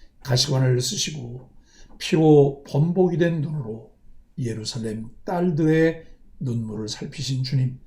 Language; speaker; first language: Korean; native; Korean